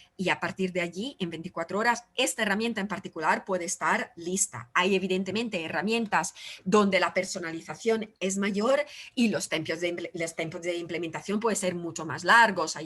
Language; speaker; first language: Spanish; non-native, fluent; Italian